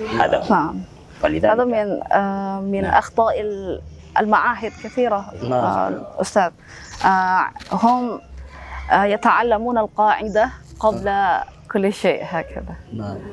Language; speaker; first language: Arabic; non-native, fluent; Indonesian